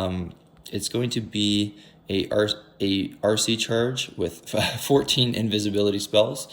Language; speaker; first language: English; native; English